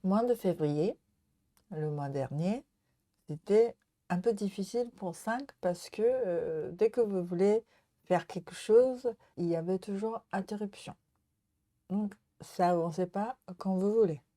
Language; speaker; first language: French; non-native, learner; Japanese